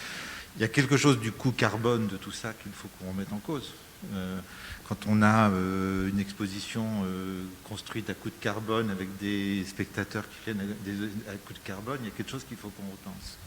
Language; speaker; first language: French; native; French